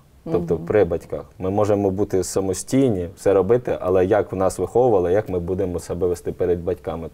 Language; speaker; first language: Ukrainian; native; Ukrainian